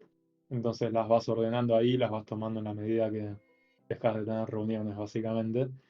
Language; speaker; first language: Spanish; native; Spanish